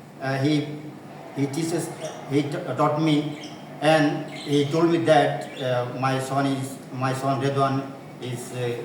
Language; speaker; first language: English; non-native, local second language; Bangla